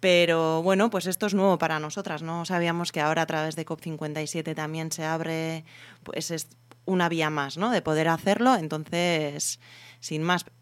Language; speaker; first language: Spanish; native; Spanish